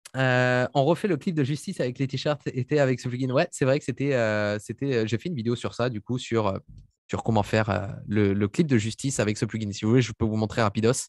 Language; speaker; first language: French; native; French